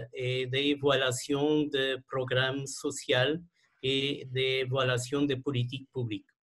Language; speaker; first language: French; non-native, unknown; Portuguese